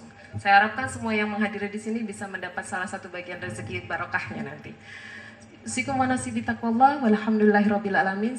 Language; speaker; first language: Indonesian; native; Indonesian